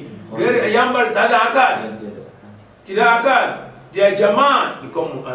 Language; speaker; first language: Arabic; non-native, fluent; Malay